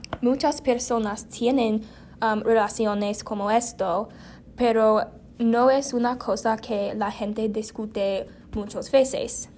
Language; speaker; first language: Spanish; non-native, learner; English